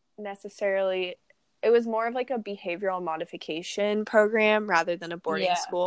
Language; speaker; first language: English; native; English